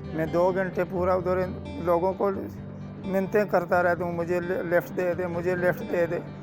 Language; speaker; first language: Urdu; non-native, local second language; Punjabi